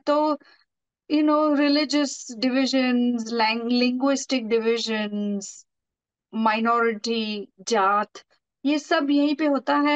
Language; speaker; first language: Hindi; non-native, local second language; Marathi